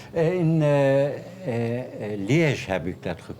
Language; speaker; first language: Dutch; non-native, fluent; Persian